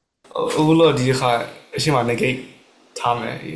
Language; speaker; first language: Burmese; native; Burmese